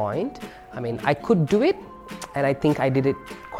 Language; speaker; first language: English; non-native, local second language; Tamil